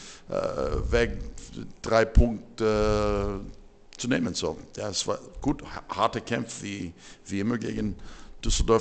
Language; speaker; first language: German; non-native, fluent; English